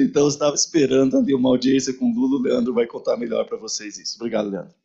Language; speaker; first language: Portuguese; native; Portuguese